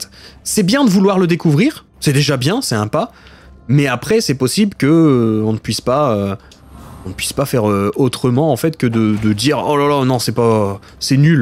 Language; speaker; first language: French; native; French